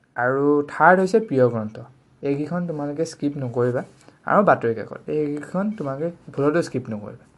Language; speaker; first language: Assamese; native; Assamese